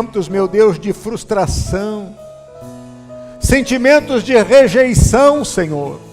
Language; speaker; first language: Portuguese; native; Portuguese